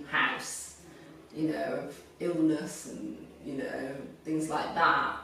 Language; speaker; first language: English; native; English